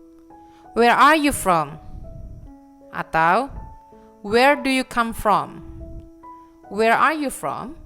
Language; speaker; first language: English; non-native, fluent; Indonesian